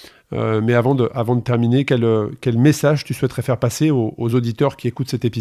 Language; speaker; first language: French; native; French